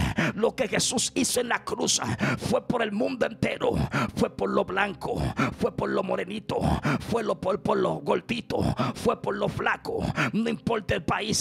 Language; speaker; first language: Spanish; native; Spanish